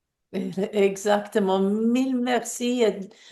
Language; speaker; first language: French; non-native, fluent; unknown